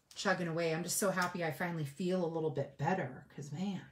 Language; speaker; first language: English; native; English